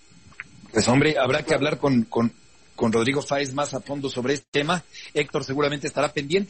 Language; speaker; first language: Spanish; native; Spanish